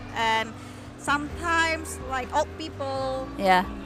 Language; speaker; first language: English; non-native, fluent; Malay